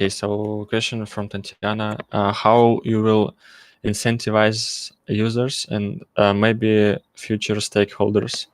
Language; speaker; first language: English; non-native, learner; Russian